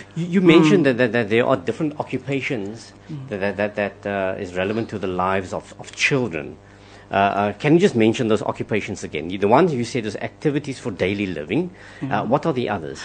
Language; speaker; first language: English; non-native, local second language; Afrikaans